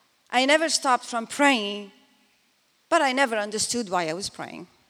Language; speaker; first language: English; non-native, fluent; Arabic